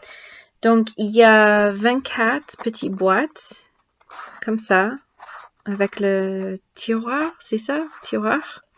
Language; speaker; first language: French; non-native, learner; English